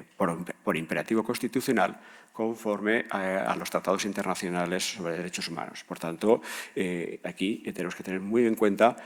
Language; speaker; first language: Spanish; native; Spanish